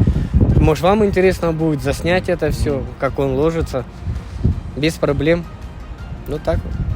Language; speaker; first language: Russian; native; Russian